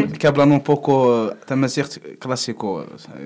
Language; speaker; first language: Spanish; non-native, learner; Berber languages